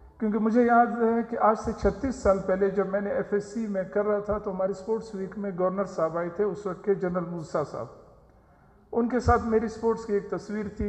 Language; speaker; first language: Urdu; non-native, local second language; Pashto